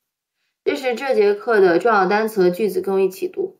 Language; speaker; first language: Chinese; early bilingual, heritage; Chinese